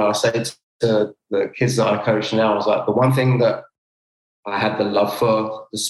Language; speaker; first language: English; native; English